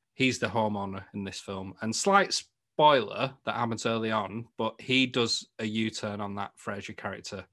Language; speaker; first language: English; native; English